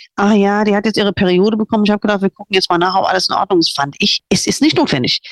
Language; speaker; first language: German; non-native, fluent; English